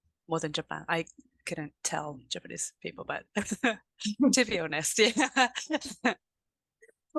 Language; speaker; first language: English; non-native, learner; Japanese